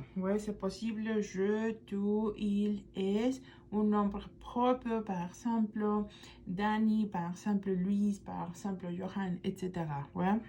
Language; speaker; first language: French; non-native, fluent; Spanish